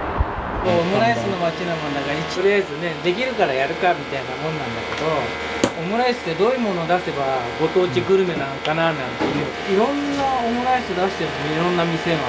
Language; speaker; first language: Japanese; native; Japanese